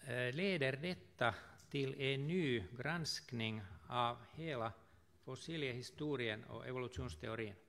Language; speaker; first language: Swedish; non-native, fluent; Finnish